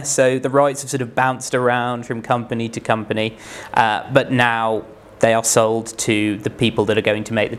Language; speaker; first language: English; native; English